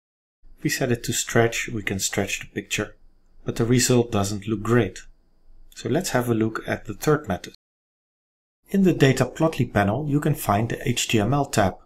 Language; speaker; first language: English; non-native, fluent; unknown